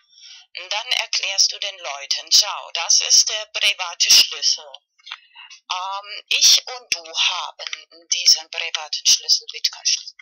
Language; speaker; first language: German; non-native, fluent; Spanish